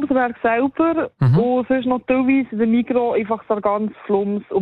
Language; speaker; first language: German; native; German